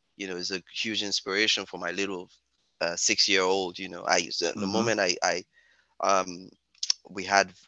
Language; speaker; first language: English; non-native, local second language; Yoruba